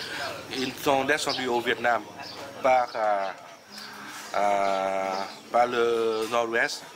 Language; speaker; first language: French; non-native, fluent; Vietnamese